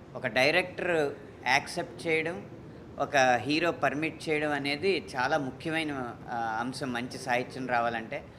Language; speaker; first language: Telugu; native; Telugu